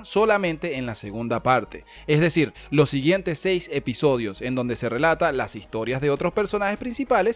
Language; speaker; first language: Spanish; native; Spanish